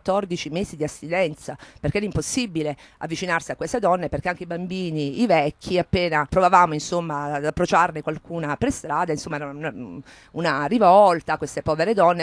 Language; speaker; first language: Italian; native; Italian